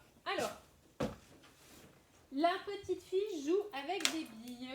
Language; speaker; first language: French; native; French